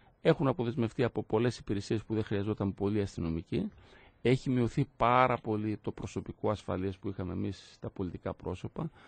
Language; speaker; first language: Greek; native; Greek